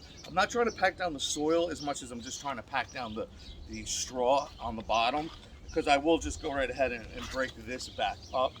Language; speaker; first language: English; native; English